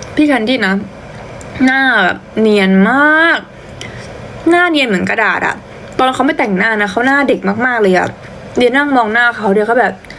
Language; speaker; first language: Thai; native; Thai